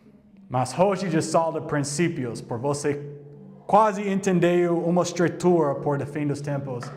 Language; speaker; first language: Portuguese; non-native, learner; English